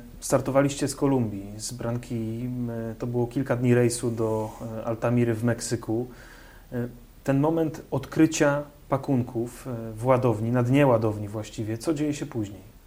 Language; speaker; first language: Polish; native; Polish